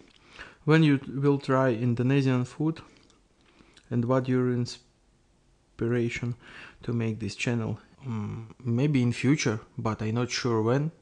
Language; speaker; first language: English; non-native, learner; Russian